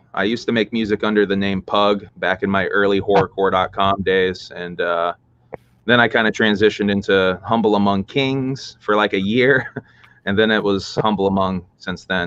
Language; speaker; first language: English; native; English